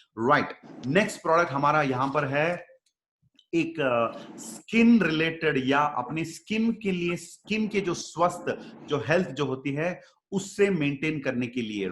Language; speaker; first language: Hindi; non-native, local second language; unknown